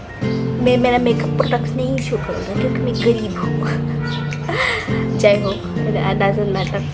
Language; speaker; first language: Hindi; non-native, learner; Bangla